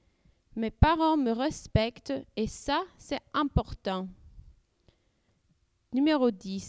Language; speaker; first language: French; non-native, learner; English